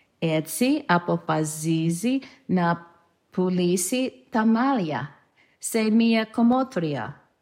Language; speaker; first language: Greek; non-native, learner; English